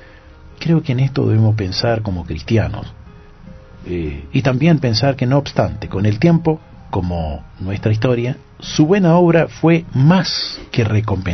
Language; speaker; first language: Spanish; native; Spanish